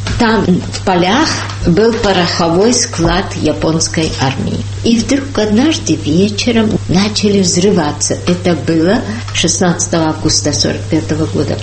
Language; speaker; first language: Russian; early bilingual, heritage; Russian